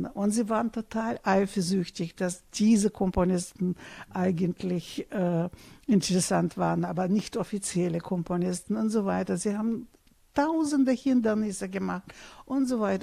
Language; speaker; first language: German; non-native, fluent; Russian